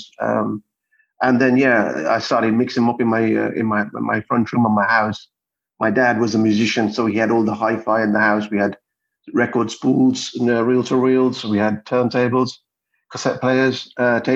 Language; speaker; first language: English; native; English